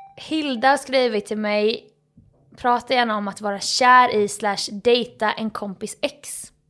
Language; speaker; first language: Swedish; native; Swedish